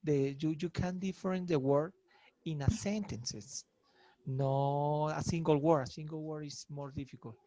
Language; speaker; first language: English; non-native, learner; Spanish